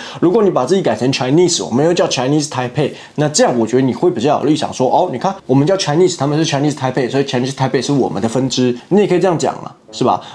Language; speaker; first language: Chinese; native; Chinese